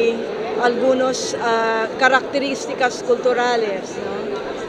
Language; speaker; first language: Spanish; non-native, fluent; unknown